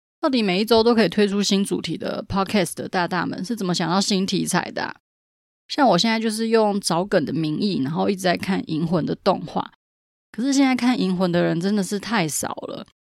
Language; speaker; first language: Chinese; native; Chinese